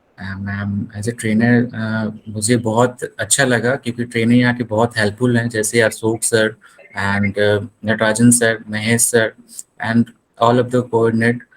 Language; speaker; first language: Hindi; native; Hindi